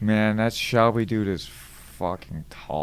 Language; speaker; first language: English; native; English